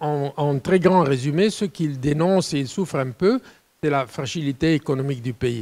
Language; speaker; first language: French; non-native, fluent; Italian